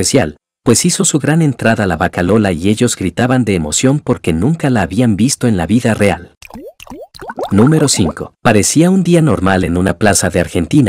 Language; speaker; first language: Spanish; native; Spanish